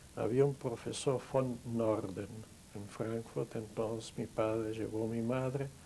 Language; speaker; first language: Spanish; non-native, fluent; German